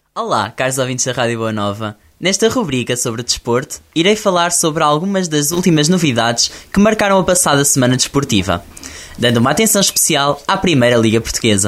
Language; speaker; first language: Portuguese; native; Portuguese